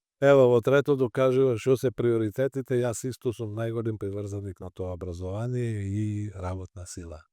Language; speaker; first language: Macedonian; native; Macedonian